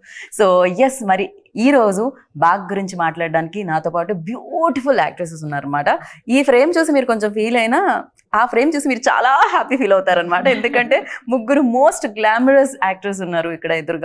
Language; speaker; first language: Telugu; native; Telugu